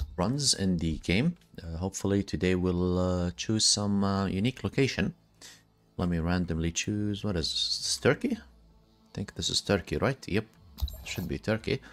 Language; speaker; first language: English; non-native, fluent; Arabic